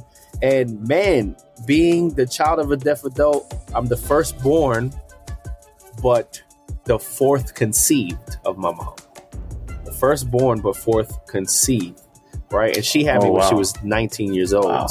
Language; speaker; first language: English; early bilingual, other home language; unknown